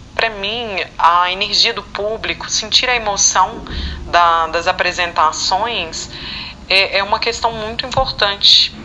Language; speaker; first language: Portuguese; native; Portuguese